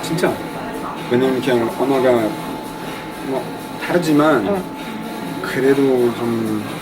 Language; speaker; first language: Korean; non-native, learner; English